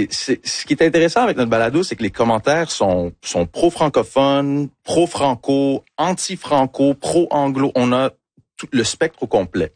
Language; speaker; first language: French; early bilingual, other home language; English